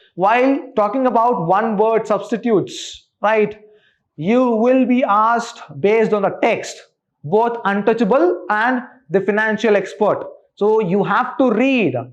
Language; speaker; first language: English; non-native, local second language; Kannada